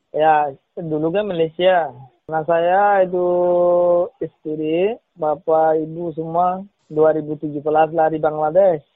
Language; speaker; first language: Indonesian; non-native, learner; Rohingya